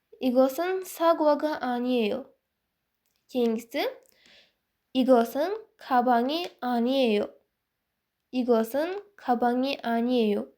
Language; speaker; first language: Korean; non-native, fluent; Uzbek